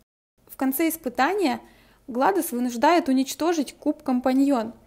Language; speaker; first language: Russian; native; Russian